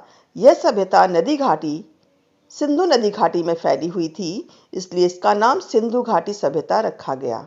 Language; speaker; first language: Hindi; native; Hindi